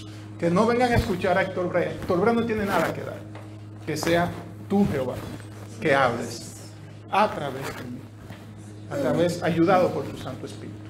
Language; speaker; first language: Spanish; native; Spanish